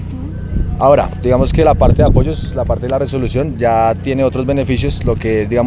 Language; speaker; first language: Spanish; native; Spanish